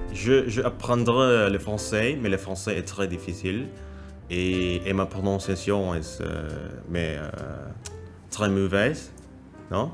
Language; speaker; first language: French; non-native, learner; Indonesian